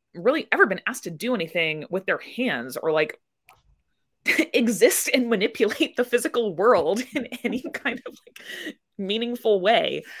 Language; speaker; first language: English; native; English